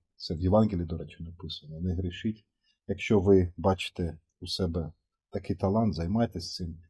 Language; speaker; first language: Ukrainian; native; Ukrainian